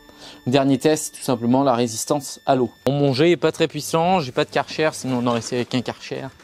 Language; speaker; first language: French; native; French